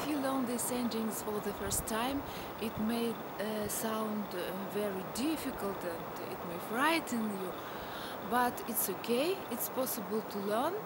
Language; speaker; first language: English; non-native, fluent; Russian